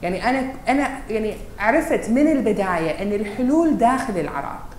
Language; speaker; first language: Arabic; non-native, fluent; English